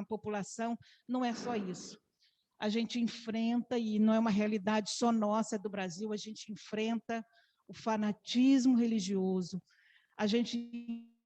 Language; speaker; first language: Portuguese; native; Portuguese